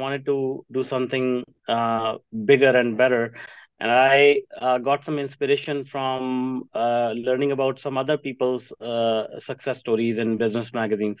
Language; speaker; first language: English; non-native, local second language; Punjabi